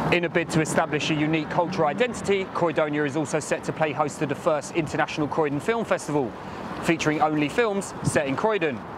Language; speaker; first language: English; native; English